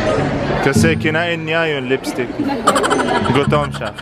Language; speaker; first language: Filipino; non-native, learner; Arabic